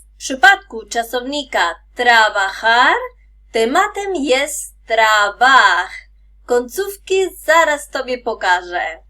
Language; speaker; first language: Polish; non-native, fluent; Spanish